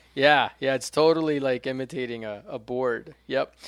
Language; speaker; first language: English; non-native, fluent; Portuguese